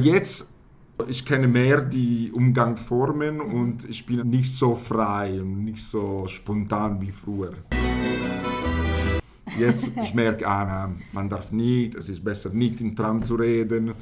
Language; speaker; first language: German; non-native, fluent; Italian